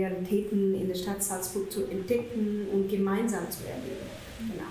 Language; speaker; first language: German; non-native, fluent; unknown